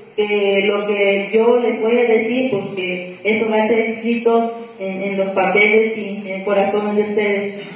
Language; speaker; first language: Spanish; non-native, local second language; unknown